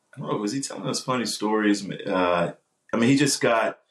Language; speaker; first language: English; native; English